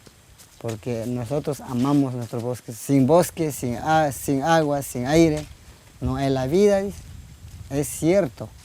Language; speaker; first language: Spanish; non-native, local second language; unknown